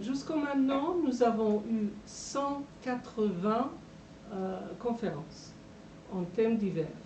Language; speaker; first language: French; non-native, fluent; Persian